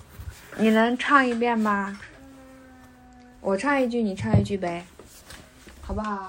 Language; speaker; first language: Chinese; native; Chinese